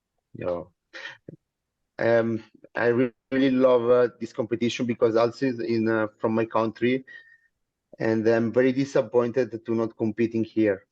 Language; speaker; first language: English; non-native, learner; Italian